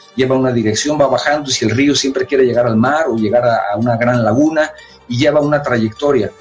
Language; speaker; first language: Spanish; native; Spanish